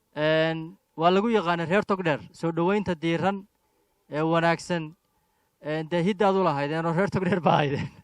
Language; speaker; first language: Somali; native; Somali